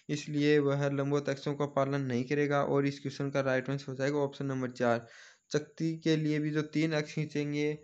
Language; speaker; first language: Hindi; native; Hindi